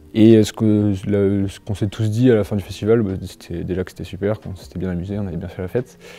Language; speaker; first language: French; native; French